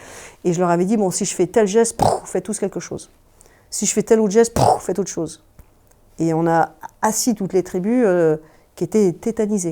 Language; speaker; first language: French; native; French